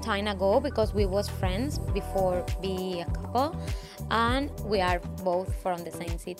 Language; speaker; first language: English; non-native, learner; Spanish